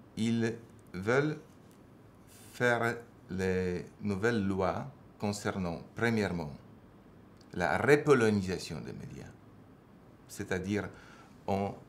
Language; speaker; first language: French; non-native, fluent; Polish